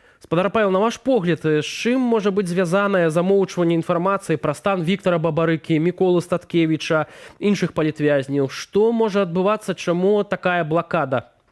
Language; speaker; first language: Belarusian; native; Belarusian